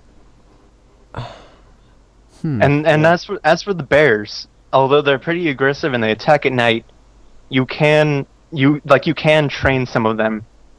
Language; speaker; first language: English; non-native, fluent; Spanish